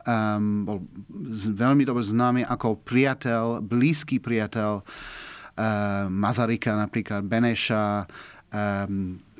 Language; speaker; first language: Slovak; non-native, learner; English